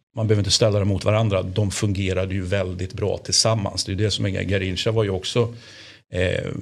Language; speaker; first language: Swedish; native; Swedish